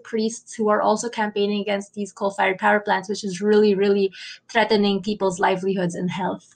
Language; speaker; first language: English; non-native, local second language; Filipino